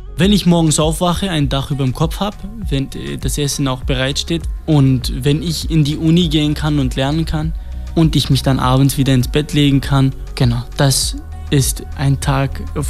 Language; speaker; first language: German; non-native, fluent; Kurdish